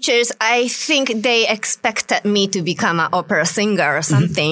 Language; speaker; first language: English; non-native, fluent; Japanese